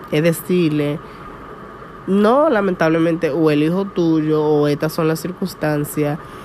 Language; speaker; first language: Spanish; early bilingual, heritage; Spanish